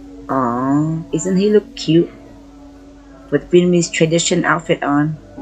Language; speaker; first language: English; non-native, fluent; Vietnamese